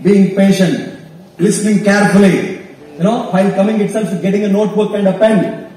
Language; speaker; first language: English; non-native, local second language; Kannada